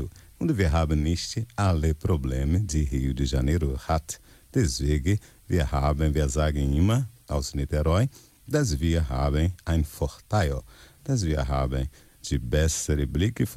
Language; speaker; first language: German; non-native, learner; Portuguese